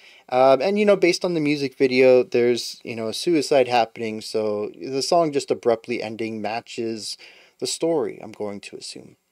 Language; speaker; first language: English; native; English